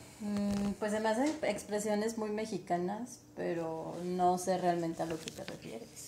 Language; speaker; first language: Spanish; native; Spanish